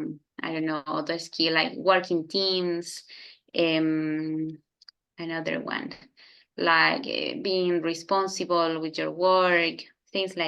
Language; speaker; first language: English; non-native, fluent; Spanish